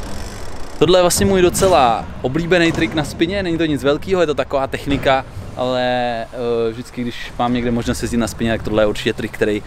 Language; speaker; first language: Czech; native; Czech